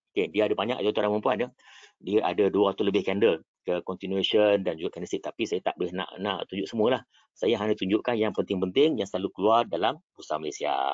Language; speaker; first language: Malay; native; Malay